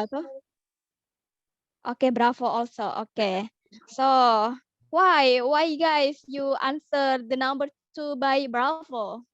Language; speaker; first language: English; non-native, learner; Indonesian